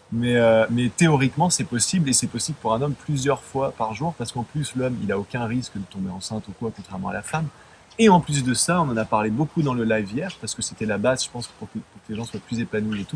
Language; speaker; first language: French; native; French